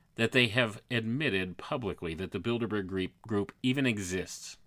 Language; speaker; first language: English; native; English